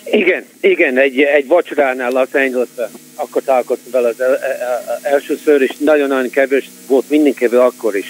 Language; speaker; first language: Hungarian; early bilingual, heritage; Hungarian